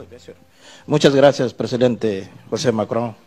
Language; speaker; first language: Spanish; non-native, learner; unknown